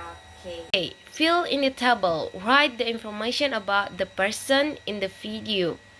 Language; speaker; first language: English; non-native, learner; Indonesian